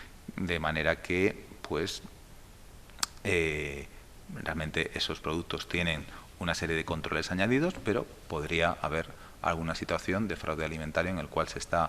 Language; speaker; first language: Spanish; native; Spanish